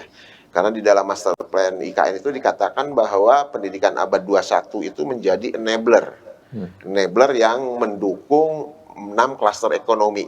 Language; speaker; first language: Indonesian; native; Indonesian